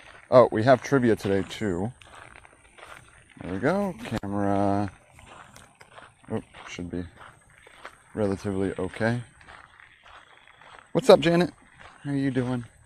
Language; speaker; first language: English; native; English